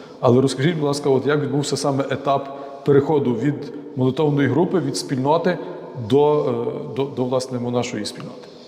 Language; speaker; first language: Ukrainian; native; Ukrainian